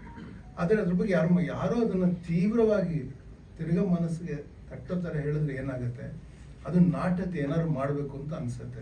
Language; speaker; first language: Kannada; native; Kannada